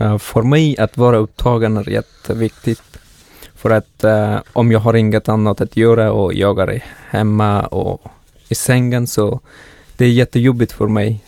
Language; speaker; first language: Swedish; non-native, fluent; Persian